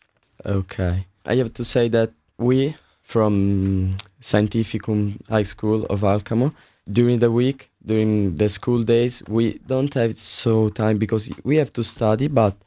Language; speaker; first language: English; non-native, learner; Italian